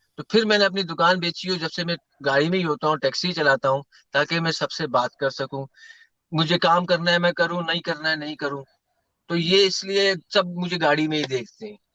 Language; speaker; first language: Urdu; native; Urdu